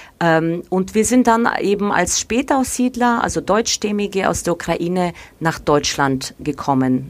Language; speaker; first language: German; non-native, fluent; Ukrainian